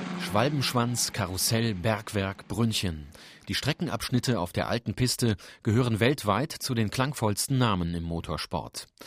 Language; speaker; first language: German; native; German